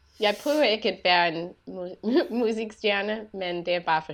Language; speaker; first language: Danish; non-native, learner; English